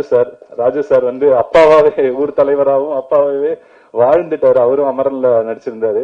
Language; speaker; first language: Tamil; native; Tamil